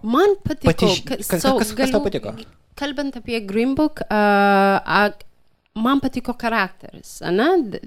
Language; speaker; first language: Lithuanian; non-native, fluent; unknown